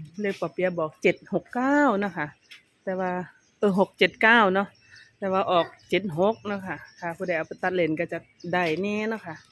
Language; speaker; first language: Thai; non-native, local second language; Lao